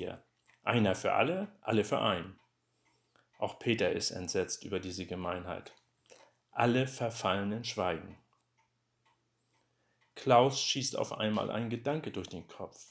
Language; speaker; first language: German; native; German